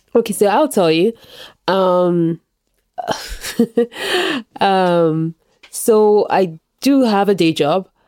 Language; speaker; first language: English; non-native, local second language; Yoruba